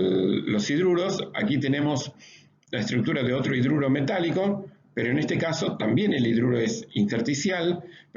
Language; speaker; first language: Spanish; native; Spanish